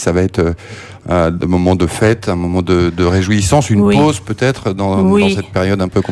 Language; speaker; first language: French; native; French